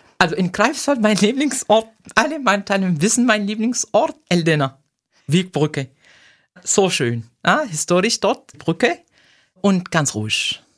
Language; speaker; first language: German; non-native, fluent; Arabic